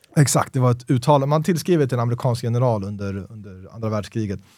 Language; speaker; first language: Swedish; native; Swedish